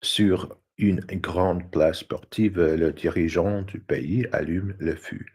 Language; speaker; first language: French; non-native, learner; English